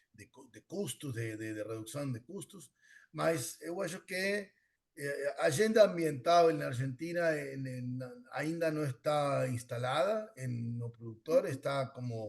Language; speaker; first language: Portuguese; non-native, learner; Spanish